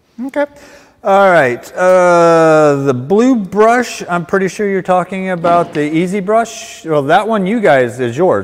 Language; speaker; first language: English; native; English